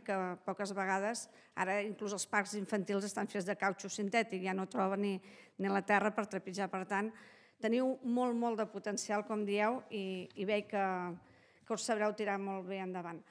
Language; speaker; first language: Catalan; native; Catalan